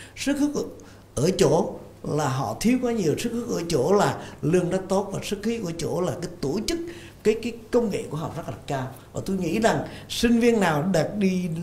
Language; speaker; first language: Vietnamese; native; Vietnamese